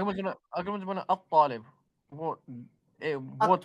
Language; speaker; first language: Hindi; non-native, learner; Urdu